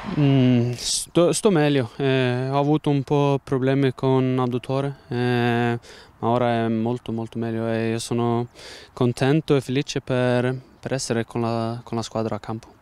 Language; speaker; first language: Italian; non-native, learner; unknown